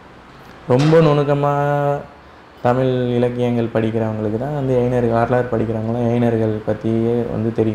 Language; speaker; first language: Tamil; native; Tamil